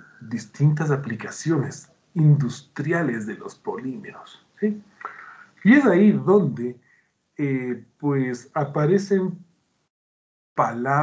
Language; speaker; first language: Spanish; native; Spanish